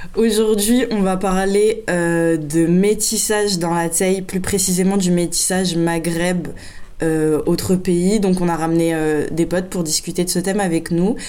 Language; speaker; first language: French; native; French